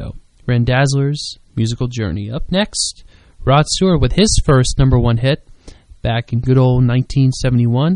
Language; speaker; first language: English; native; English